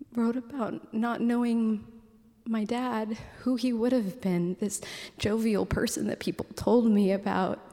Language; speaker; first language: English; native; English